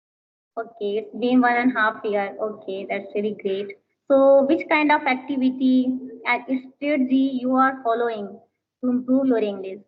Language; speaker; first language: English; non-native, learner; Hindi